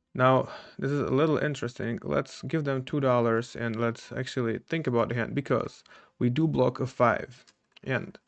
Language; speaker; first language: English; non-native, fluent; Czech